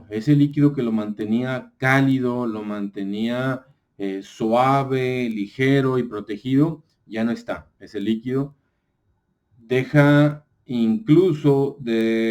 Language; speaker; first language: Spanish; native; Spanish